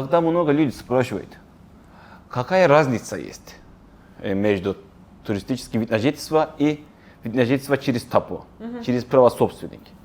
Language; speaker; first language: Russian; non-native, learner; Turkish